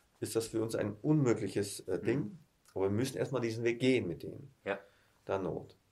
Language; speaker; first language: German; early bilingual, heritage; German